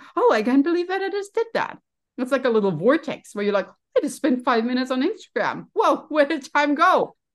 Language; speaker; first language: English; non-native, fluent; German